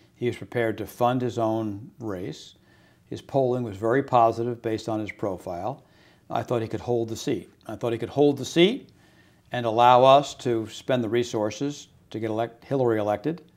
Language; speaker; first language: English; native; English